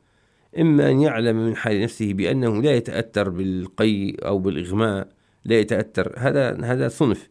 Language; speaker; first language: Arabic; native; Arabic